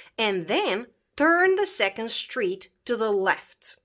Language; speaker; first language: English; non-native, fluent; Romanian